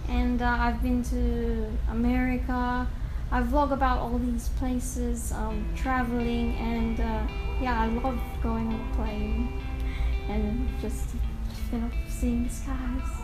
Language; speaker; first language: English; native; English